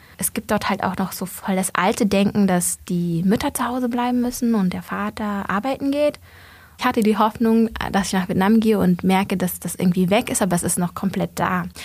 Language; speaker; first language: German; early bilingual, other home language; Vietnamese